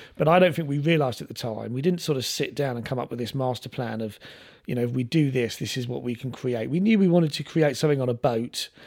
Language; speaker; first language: English; native; English